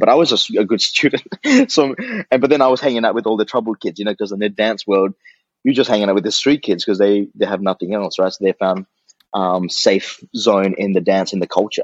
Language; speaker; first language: English; early bilingual, other home language; Indonesian